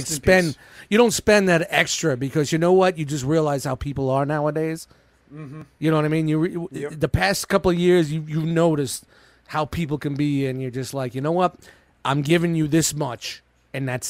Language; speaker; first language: English; native; English